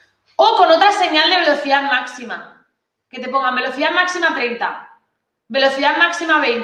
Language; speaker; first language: Spanish; native; Spanish